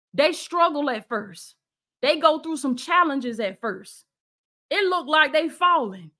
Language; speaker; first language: English; native; English